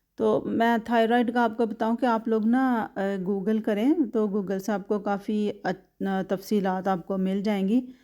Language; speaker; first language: Urdu; native; Urdu